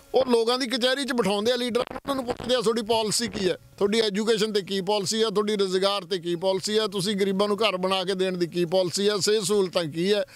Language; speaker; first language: Punjabi; native; Punjabi